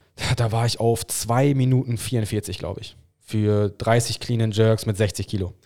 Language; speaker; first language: German; non-native, fluent; English